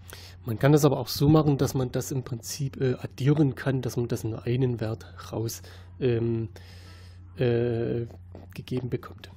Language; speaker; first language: German; native; German